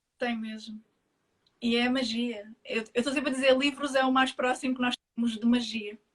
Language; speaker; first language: Portuguese; native; Portuguese